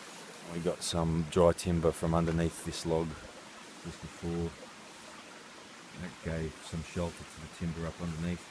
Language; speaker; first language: English; native; English